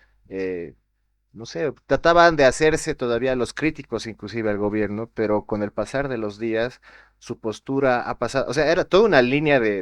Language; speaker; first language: Spanish; native; Spanish